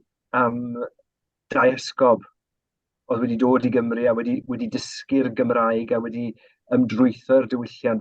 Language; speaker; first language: Welsh; native; Welsh